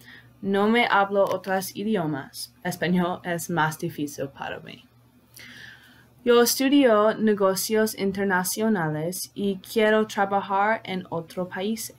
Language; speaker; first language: Spanish; early bilingual, heritage; English